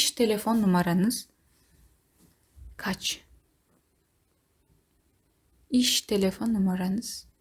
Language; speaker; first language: Turkish; non-native, fluent; Kazakh